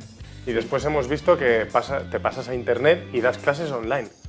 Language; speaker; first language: Spanish; native; Spanish